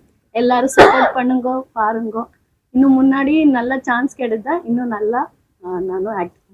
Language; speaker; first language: Tamil; non-native, learner; Kannada